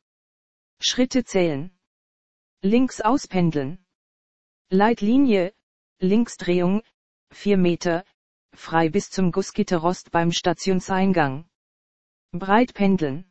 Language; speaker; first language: German; native; German